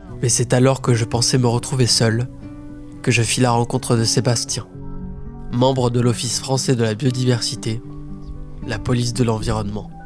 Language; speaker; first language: French; native; French